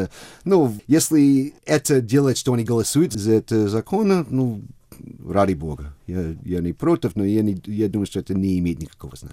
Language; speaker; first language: Russian; non-native, fluent; English